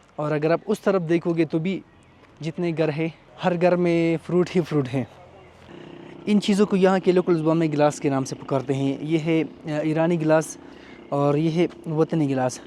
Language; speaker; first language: Urdu; non-native, local second language; Pashto